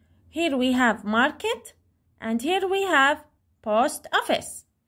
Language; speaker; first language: English; non-native, fluent; Arabic